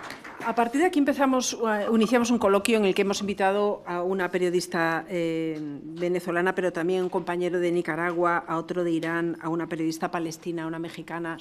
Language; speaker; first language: Spanish; native; Spanish